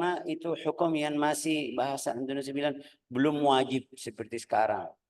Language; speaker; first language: Indonesian; non-native, fluent; Arabic